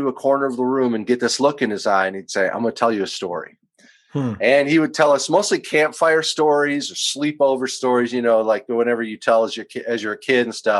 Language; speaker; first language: English; native; English